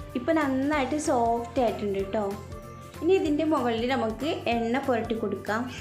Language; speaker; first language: Malayalam; native; Malayalam